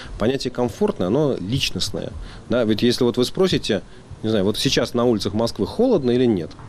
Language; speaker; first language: Russian; native; Russian